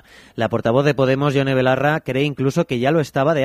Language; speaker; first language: Spanish; native; Spanish